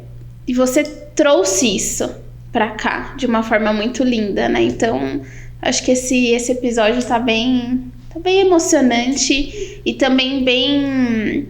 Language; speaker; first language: Portuguese; native; Portuguese